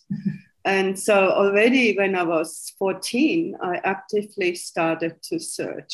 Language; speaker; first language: English; non-native, fluent; German